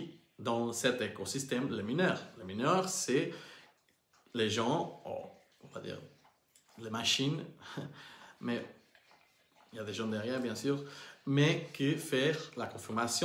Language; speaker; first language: French; non-native, learner; Portuguese